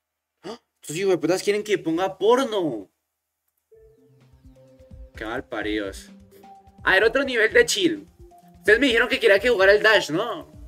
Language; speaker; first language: Spanish; native; Spanish